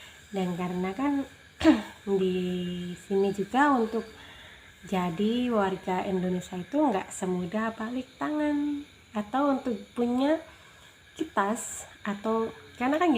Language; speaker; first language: Indonesian; native; Indonesian